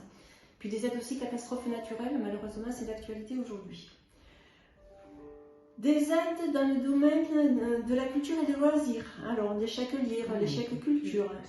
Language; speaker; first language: French; native; French